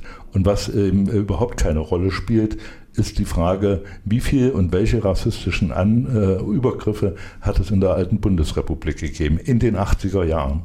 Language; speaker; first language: German; native; German